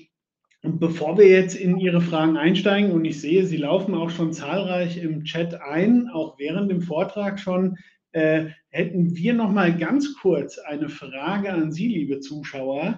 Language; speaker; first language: German; native; German